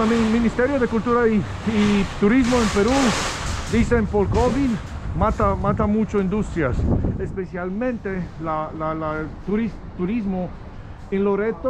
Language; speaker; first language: Spanish; non-native, learner; Polish